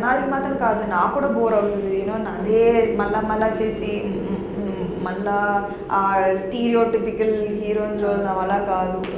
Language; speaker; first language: Telugu; non-native, local second language; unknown